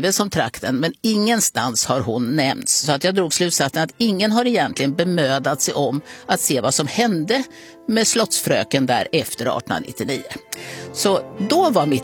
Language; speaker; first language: Swedish; native; Swedish